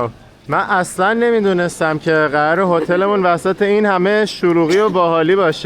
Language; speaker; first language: Persian; native; Persian